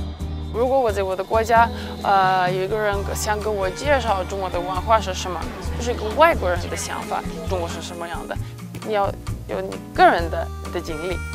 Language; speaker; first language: Chinese; non-native, fluent; Serbian